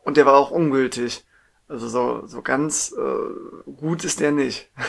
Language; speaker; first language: German; native; German